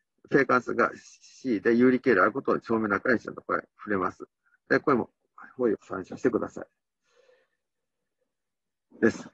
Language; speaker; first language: Japanese; native; Japanese